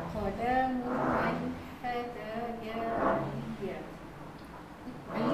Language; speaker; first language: Arabic; non-native, learner; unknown